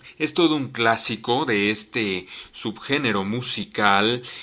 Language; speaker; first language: Spanish; native; Spanish